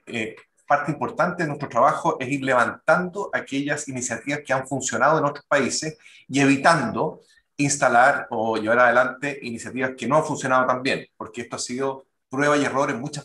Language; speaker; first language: Spanish; native; Spanish